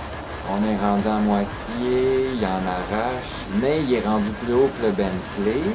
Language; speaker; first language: French; native; French